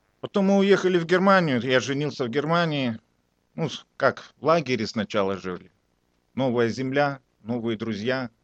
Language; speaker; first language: Russian; native; Russian